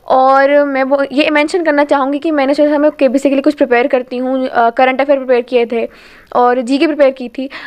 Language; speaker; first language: Hindi; native; Hindi